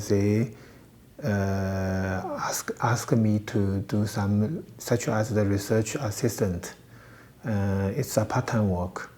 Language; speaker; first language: English; non-native, learner; Chinese